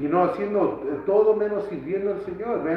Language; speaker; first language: Spanish; early bilingual, heritage; Spanish